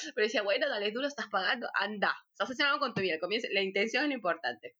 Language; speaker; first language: Spanish; native; Spanish